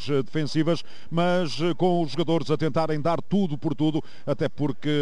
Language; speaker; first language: Portuguese; native; Portuguese